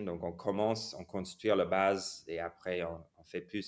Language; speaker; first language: French; non-native, fluent; English